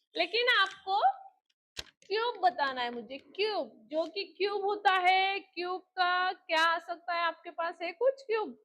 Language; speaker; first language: Hindi; non-native, local second language; Marathi